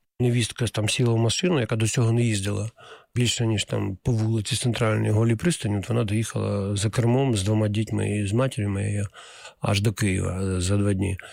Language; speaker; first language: Ukrainian; native; Ukrainian